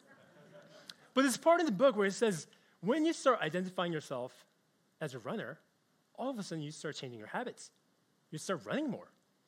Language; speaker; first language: English; early bilingual, other home language; Korean